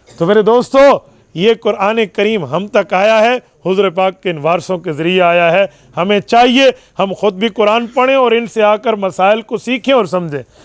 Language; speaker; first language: Urdu; non-native, local second language; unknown